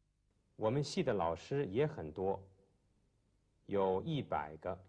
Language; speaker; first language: Chinese; non-native, learner; English